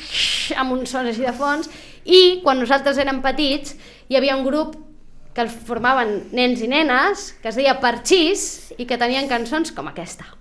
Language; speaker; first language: Catalan; native; Catalan